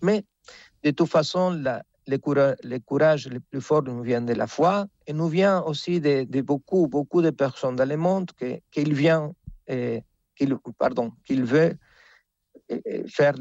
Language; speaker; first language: French; non-native, fluent; Spanish